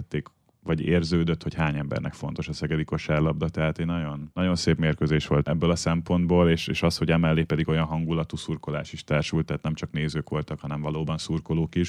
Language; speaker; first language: Hungarian; native; Hungarian